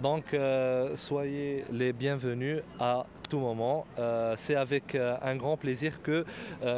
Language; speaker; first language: French; non-native, local second language; Arabic